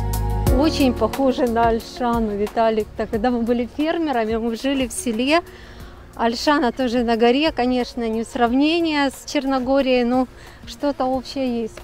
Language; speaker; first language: Russian; native; Russian